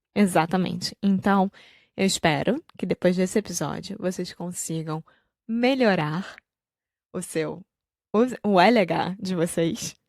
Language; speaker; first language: Portuguese; native; Portuguese